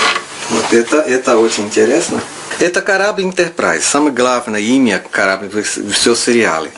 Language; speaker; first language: Russian; non-native, learner; Portuguese